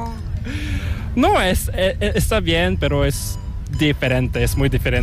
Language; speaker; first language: Spanish; non-native, fluent; Korean